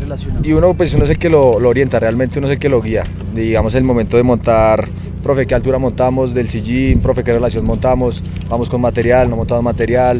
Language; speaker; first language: Spanish; native; Spanish